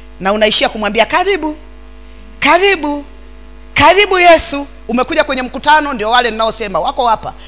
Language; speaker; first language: Swahili; native; Swahili